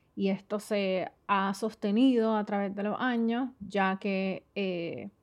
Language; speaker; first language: Spanish; native; Spanish